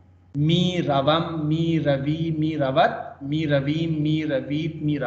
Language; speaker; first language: Persian; non-native, fluent; Urdu